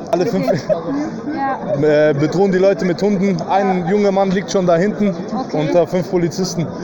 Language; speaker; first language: German; native; German